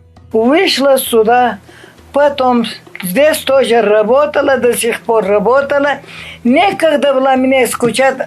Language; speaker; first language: Russian; non-native, local second language; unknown